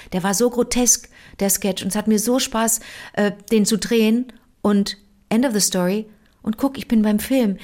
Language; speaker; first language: German; native; German